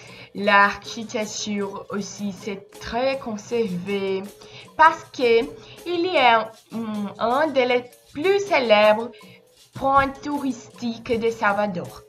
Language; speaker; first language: French; non-native, learner; Portuguese